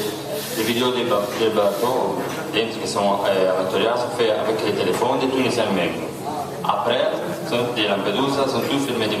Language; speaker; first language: French; non-native, learner; Italian